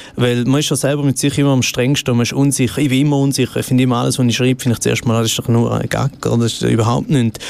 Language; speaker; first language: German; native; German